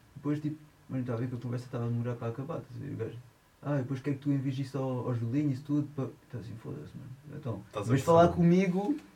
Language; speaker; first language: Portuguese; early bilingual, heritage; French